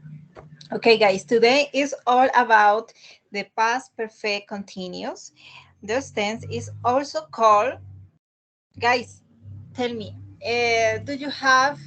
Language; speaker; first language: English; non-native, learner; Spanish